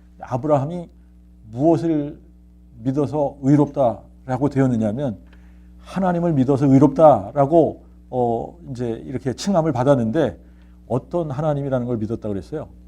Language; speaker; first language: Korean; native; Korean